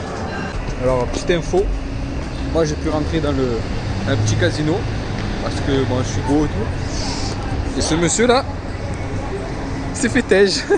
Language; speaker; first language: French; native; French